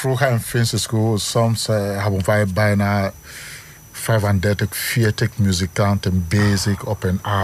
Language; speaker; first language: Dutch; non-native, fluent; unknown